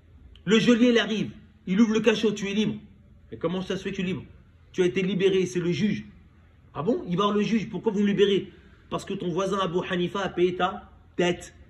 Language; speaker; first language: French; native; French